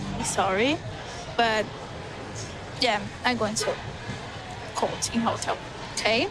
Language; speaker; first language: English; non-native, learner; Portuguese